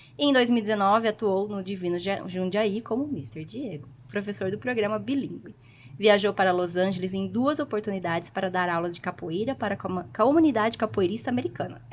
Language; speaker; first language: Portuguese; native; Portuguese